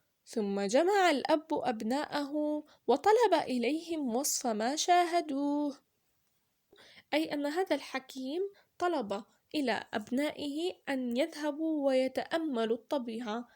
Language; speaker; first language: Arabic; native; Arabic